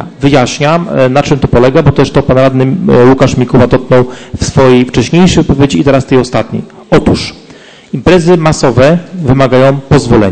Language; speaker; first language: Polish; native; Polish